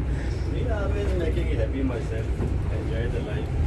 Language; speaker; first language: English; non-native, learner; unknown